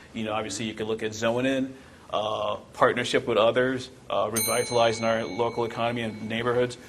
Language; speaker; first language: English; non-native, local second language; Yoruba